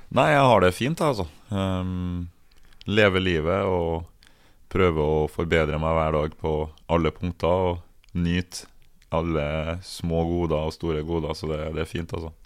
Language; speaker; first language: Norwegian; early bilingual, other home language; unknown